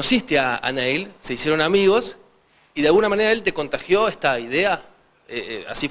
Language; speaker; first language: Spanish; native; Spanish